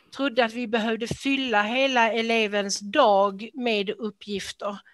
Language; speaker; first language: Swedish; native; Swedish